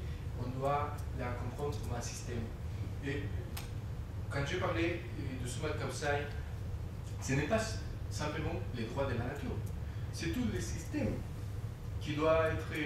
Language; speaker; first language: French; non-native, fluent; Spanish